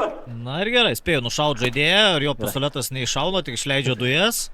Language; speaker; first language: Lithuanian; native; Lithuanian